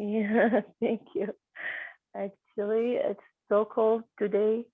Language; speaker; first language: English; non-native, learner; Arabic